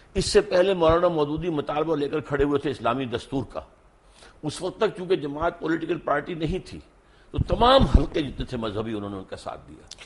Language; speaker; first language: Urdu; native; Urdu